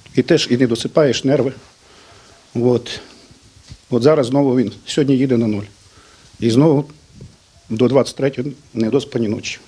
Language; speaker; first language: Ukrainian; native; Ukrainian